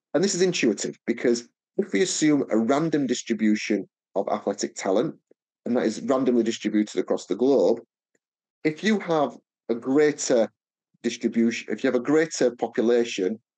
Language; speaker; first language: English; native; English